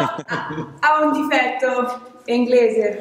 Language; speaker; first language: Italian; non-native, fluent; English